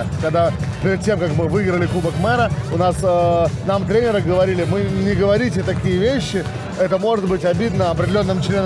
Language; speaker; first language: Russian; native; Russian